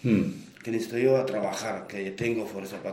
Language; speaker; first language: Spanish; non-native, fluent; Romanian